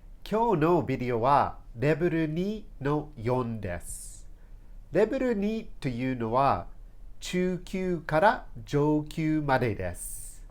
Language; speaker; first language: Japanese; non-native, fluent; English